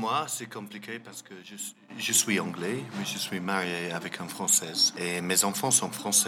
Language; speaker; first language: French; non-native, learner; English